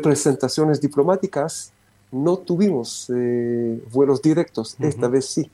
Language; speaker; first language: Spanish; non-native, fluent; Romanian